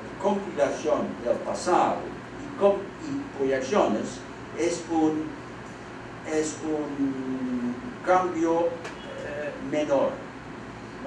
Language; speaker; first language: Spanish; non-native, fluent; Dutch